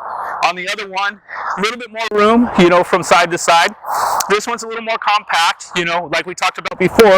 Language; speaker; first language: English; native; English